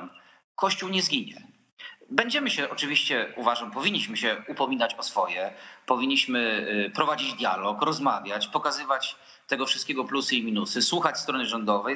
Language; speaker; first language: Polish; native; Polish